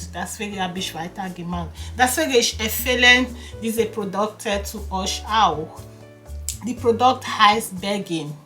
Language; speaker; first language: German; non-native, learner; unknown